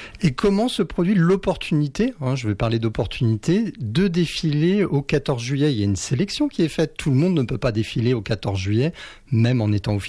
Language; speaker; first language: French; native; French